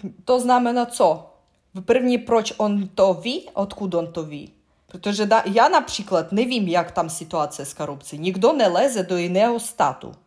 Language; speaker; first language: Czech; non-native, learner; Russian